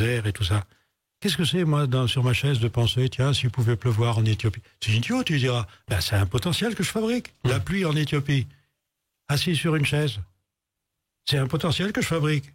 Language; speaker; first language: French; native; French